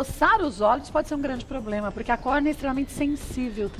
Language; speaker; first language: Portuguese; native; Portuguese